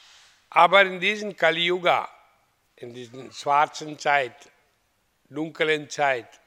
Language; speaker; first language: German; non-native, learner; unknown